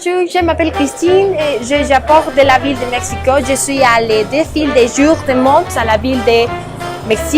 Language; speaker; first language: French; non-native, learner; Spanish